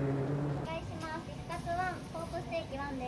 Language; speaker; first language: Japanese; native; Japanese